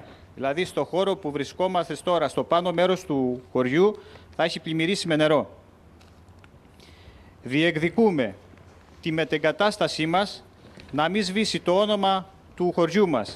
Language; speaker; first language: Greek; native; Greek